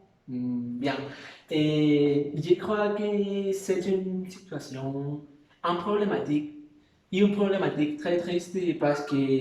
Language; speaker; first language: French; non-native, learner; Spanish